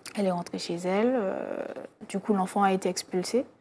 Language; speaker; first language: French; native; French